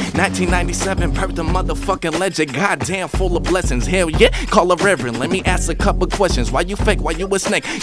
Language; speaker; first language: English; native; English